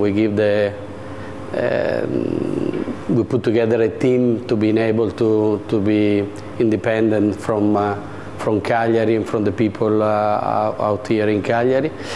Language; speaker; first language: English; non-native, fluent; Italian